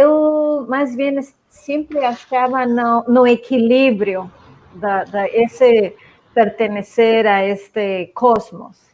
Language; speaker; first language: Portuguese; non-native, fluent; Spanish